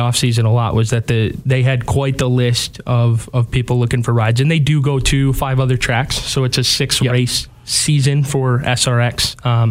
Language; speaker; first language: English; native; English